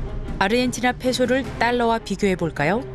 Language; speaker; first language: Korean; native; Korean